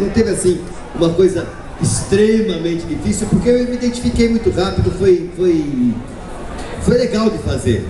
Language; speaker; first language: Portuguese; native; Portuguese